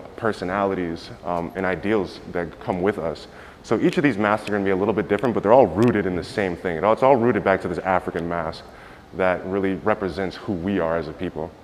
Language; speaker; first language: English; native; English